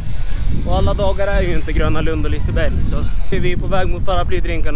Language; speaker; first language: Swedish; native; Swedish